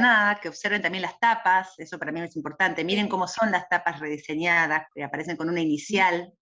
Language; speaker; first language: Spanish; native; Spanish